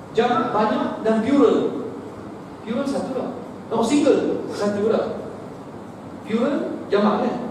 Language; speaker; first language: Malay; non-native, fluent; Arabic